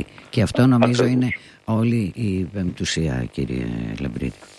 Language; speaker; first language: Greek; native; Greek